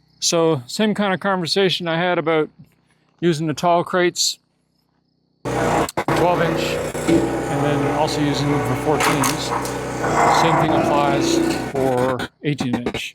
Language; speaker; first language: English; native; English